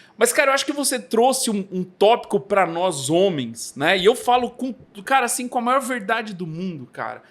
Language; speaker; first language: Portuguese; native; Portuguese